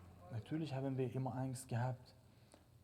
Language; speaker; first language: German; non-native, fluent; Persian